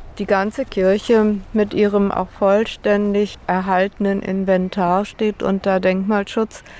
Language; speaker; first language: German; native; German